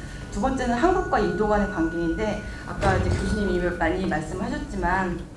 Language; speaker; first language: Korean; native; Korean